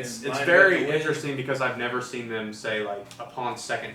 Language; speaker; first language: English; native; English